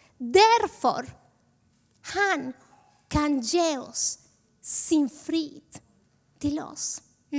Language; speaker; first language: Swedish; non-native, fluent; Spanish